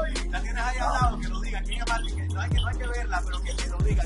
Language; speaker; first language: Spanish; early bilingual, heritage; Spanish